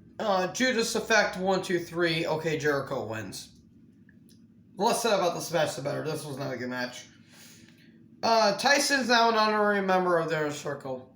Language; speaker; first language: English; native; English